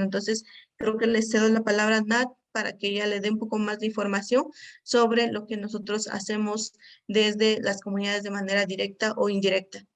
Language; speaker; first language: Spanish; native; Spanish